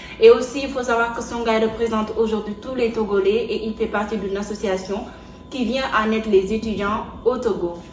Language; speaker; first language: French; non-native, local second language; Wolof